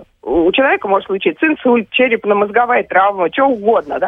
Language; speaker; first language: Russian; native; Russian